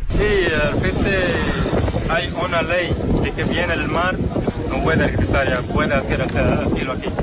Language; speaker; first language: Spanish; non-native, learner; Arabic